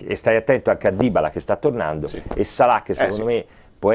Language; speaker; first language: Italian; native; Italian